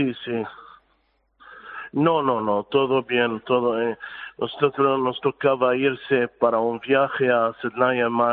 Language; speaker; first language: Spanish; non-native, fluent; Arabic